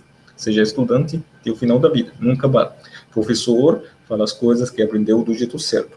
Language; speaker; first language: Portuguese; non-native, learner; Arabic